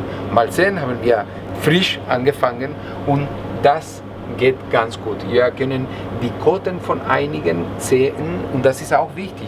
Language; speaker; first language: German; non-native, learner; Spanish